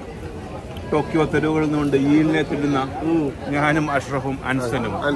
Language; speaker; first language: Malayalam; native; Malayalam